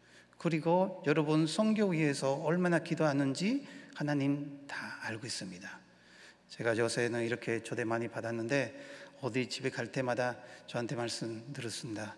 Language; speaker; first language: Korean; non-native, learner; Spanish